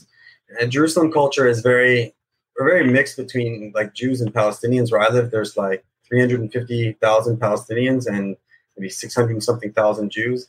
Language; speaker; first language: English; native; English